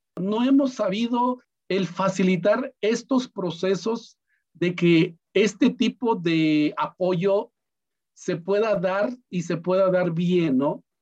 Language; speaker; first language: Spanish; non-native, local second language; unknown